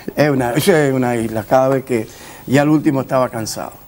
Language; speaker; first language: Spanish; native; Spanish